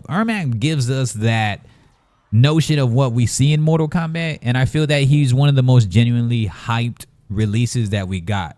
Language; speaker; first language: English; native; English